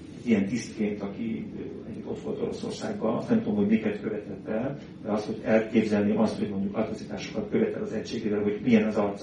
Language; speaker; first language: Hungarian; native; Hungarian